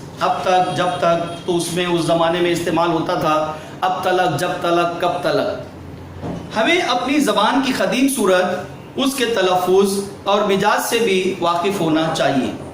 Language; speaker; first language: Urdu; native; Urdu